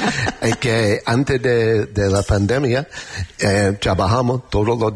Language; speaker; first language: Spanish; non-native, learner; English